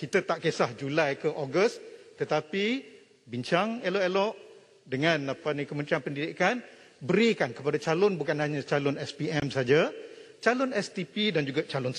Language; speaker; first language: Malay; native; Malay